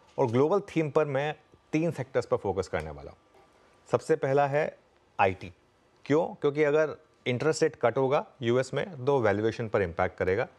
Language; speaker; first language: Hindi; native; Hindi